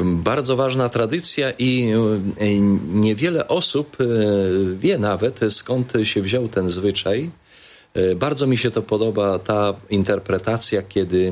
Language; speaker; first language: Polish; native; Polish